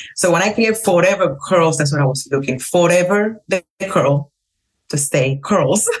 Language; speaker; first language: English; non-native, fluent; Spanish